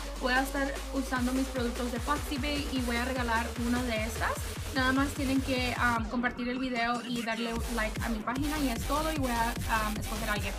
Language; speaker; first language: Spanish; early bilingual, heritage; Spanish